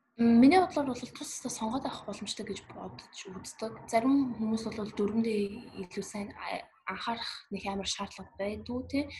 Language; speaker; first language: Mongolian; early bilingual, heritage; Mongolian